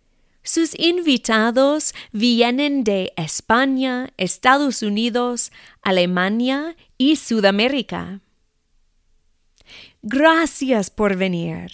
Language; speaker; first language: Spanish; non-native, fluent; English